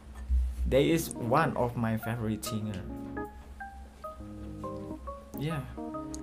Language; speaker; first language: English; non-native, learner; Indonesian